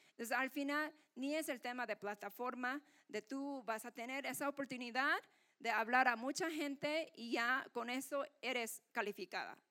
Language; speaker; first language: Spanish; non-native, fluent; Korean